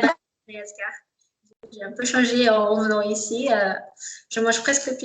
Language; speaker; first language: French; non-native, local second language; Malagasy